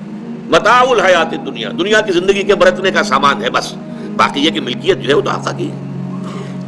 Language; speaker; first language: Urdu; native; Urdu